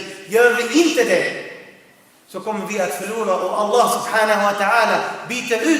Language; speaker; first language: Swedish; non-native, fluent; Arabic